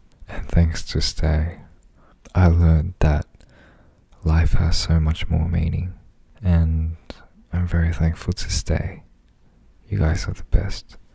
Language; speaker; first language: English; early bilingual, other home language; Korean